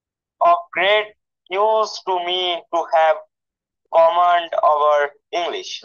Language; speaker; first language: English; non-native, learner; Bangla